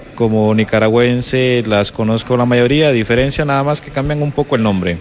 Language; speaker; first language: Spanish; native; Spanish